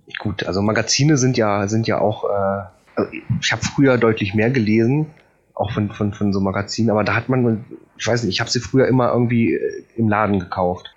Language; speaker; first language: German; early bilingual, other home language; Polish